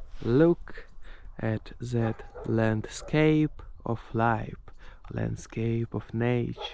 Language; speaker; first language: English; non-native, fluent; Russian